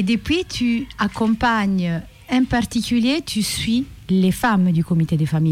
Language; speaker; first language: French; native; French